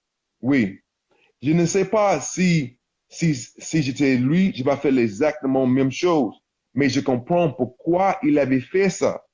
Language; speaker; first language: French; non-native, learner; English